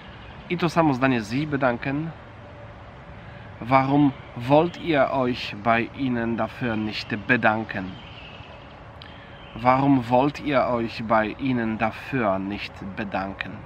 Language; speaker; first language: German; non-native, fluent; Polish